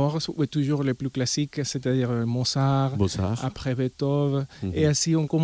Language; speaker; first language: French; non-native, fluent; Spanish